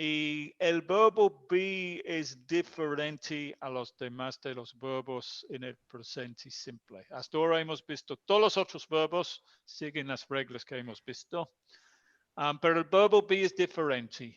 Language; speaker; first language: Spanish; non-native, fluent; English